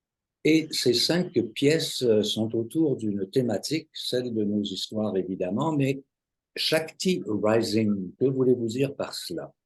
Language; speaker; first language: French; native; French